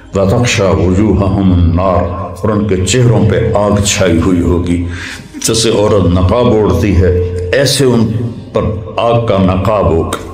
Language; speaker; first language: Urdu; non-native, local second language; Punjabi